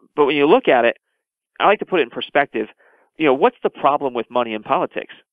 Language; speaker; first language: English; native; English